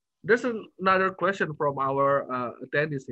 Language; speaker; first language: English; non-native, fluent; Indonesian